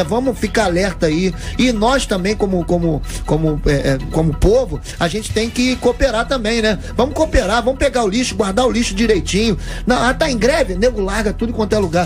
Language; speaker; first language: Portuguese; native; Portuguese